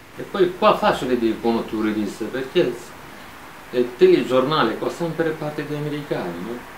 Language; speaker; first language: Italian; non-native, learner; Kurdish